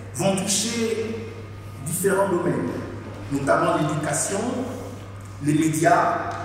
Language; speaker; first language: French; native; French